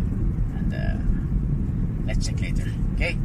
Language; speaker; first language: English; non-native, local second language; Filipino